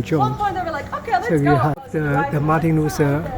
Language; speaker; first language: English; non-native, learner; Chinese